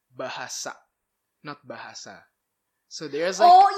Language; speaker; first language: English; non-native, fluent; Malay